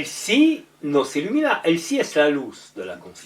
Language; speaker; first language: Spanish; non-native, learner; French